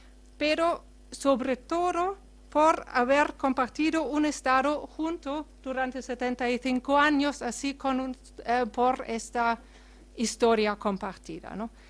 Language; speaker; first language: Spanish; non-native, fluent; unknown